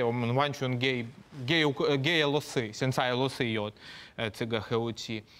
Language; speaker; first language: Chinese; non-native, fluent; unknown